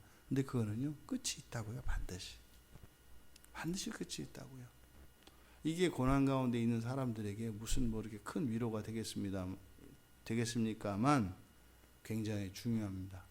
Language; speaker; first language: Korean; native; Korean